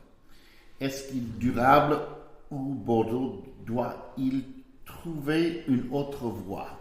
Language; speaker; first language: French; non-native, learner; English